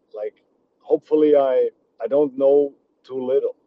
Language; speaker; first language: English; early bilingual, other home language; Czech